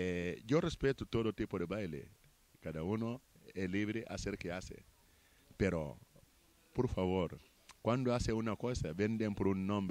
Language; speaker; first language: Spanish; non-native, fluent; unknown